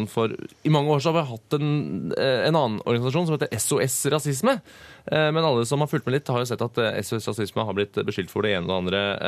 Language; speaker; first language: Norwegian; native; Norwegian